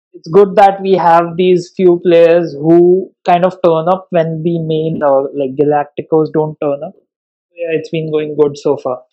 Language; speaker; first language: English; non-native, local second language; Hindi